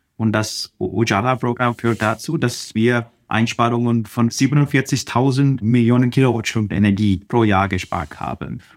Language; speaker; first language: German; non-native, fluent; Telugu